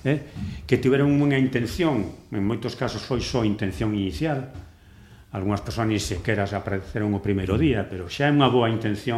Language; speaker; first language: Galician; native; Galician